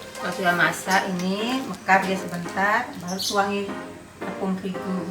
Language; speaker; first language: Indonesian; native; Indonesian